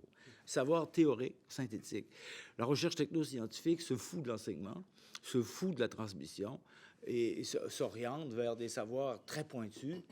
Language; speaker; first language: French; native; French